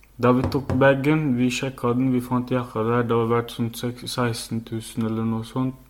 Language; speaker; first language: Norwegian; early bilingual, other home language; Filipino